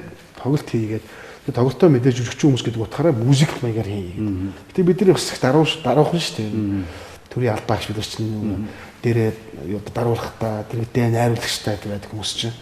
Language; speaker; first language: Mongolian; native; Mongolian